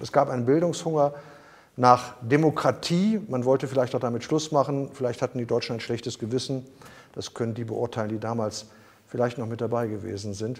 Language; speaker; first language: German; native; German